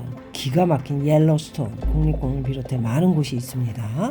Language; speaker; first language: Korean; native; Korean